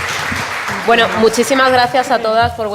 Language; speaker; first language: Spanish; native; Spanish